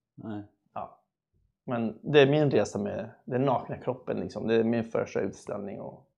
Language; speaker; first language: Swedish; early bilingual, other home language; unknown